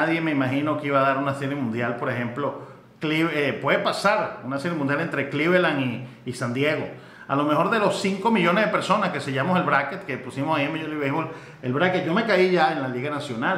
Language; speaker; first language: Spanish; native; Spanish